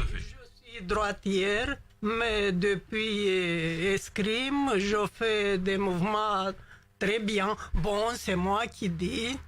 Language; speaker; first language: French; non-native, learner; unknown